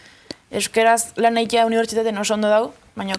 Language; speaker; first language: Basque; native; Basque